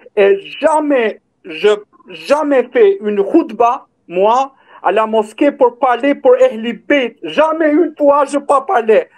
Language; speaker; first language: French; non-native, learner; Albanian